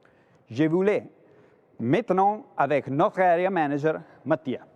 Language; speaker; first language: French; non-native, fluent; Italian